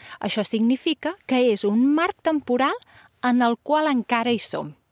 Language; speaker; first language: Catalan; native; Catalan